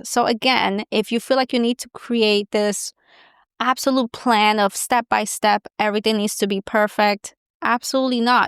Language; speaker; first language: English; native; English